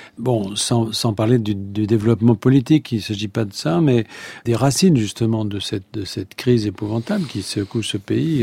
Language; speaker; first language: French; native; French